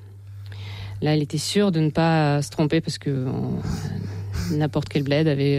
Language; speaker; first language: French; non-native, fluent; Russian